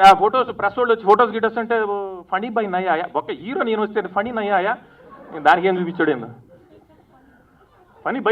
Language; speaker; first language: Telugu; native; Telugu